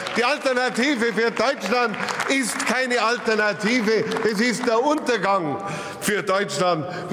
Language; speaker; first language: German; native; German